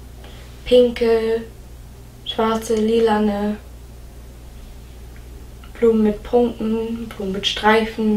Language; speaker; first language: German; non-native, fluent; English